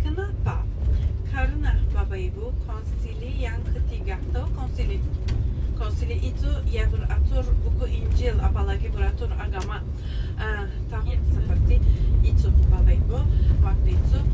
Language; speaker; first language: Indonesian; non-native, fluent; Turkish